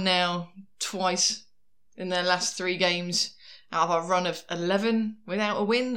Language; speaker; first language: English; native; English